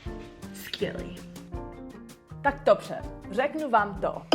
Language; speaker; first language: Czech; non-native, learner; English